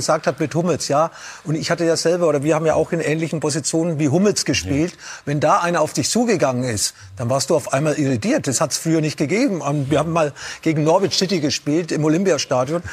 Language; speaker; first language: German; native; German